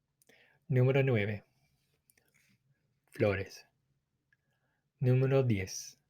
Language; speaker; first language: Spanish; non-native, fluent; English